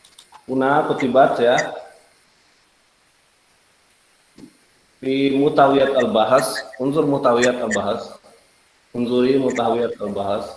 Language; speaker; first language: Arabic; non-native, fluent; Indonesian